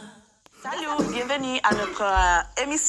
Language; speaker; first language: French; non-native, learner; Spanish